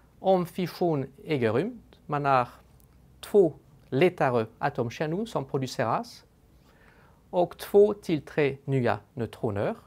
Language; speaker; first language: Swedish; non-native, fluent; French